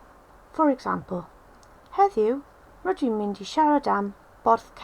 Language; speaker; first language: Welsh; non-native, local second language; English